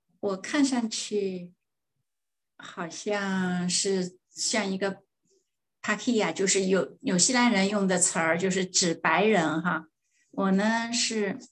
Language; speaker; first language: Chinese; non-native, fluent; German